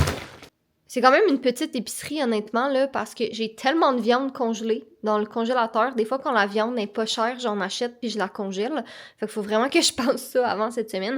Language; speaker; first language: French; native; French